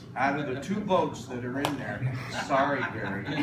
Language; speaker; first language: English; native; English